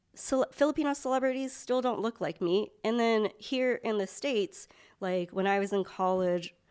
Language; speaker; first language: English; early bilingual, other home language; Filipino